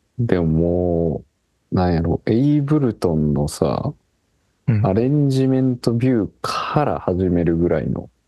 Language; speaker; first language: Japanese; native; Japanese